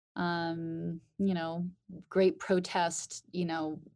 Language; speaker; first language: English; native; English